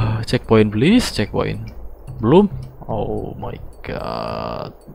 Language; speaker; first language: English; non-native, learner; Indonesian